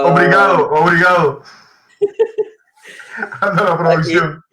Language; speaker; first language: Portuguese; non-native, learner; Spanish